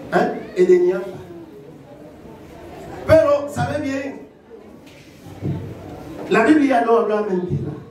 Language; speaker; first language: Spanish; non-native, learner; Haitian Creole